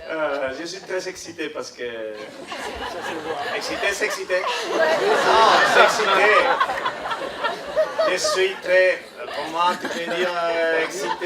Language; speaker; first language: French; non-native, learner; Spanish